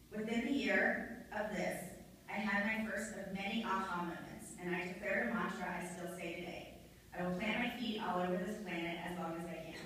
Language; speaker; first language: English; native; English